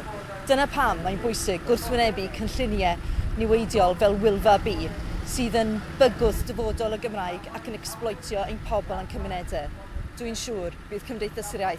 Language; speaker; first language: Welsh; native; Welsh